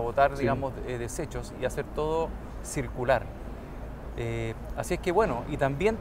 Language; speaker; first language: Spanish; native; Spanish